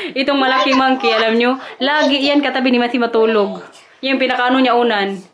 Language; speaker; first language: Filipino; non-native, local second language; Waray